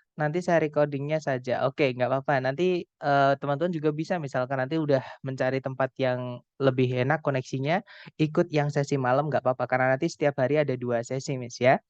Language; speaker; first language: Indonesian; non-native, local second language; Javanese